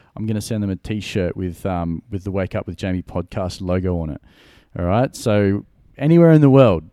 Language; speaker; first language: English; native; English